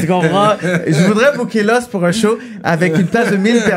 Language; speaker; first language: French; native; French